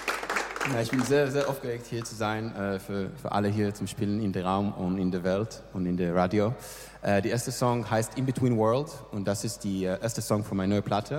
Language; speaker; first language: German; non-native, learner; English